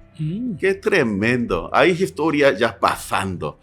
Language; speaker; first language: Spanish; non-native, learner; Korean